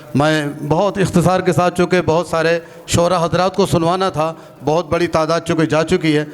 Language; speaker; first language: Hindi; native; Hindi